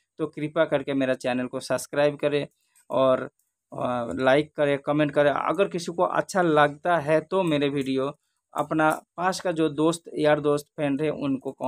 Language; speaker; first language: Hindi; non-native, local second language; Bangla